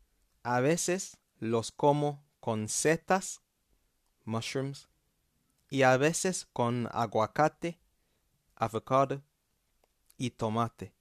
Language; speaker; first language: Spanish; non-native, fluent; English